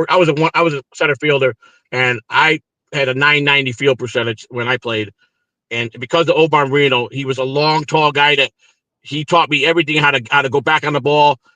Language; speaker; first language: English; native; English